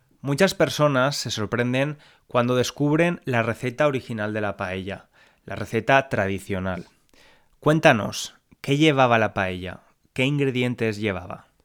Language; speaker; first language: Spanish; native; Spanish